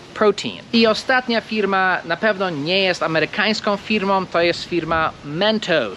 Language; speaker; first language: Polish; non-native, fluent; English